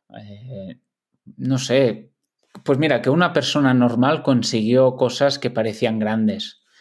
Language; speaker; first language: Spanish; non-native, local second language; Catalan